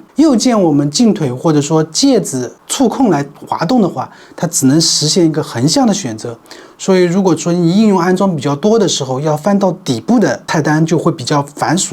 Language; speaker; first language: Chinese; native; Chinese